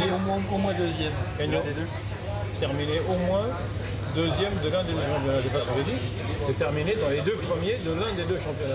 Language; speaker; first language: French; native; French